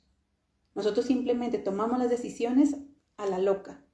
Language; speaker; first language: Spanish; native; Spanish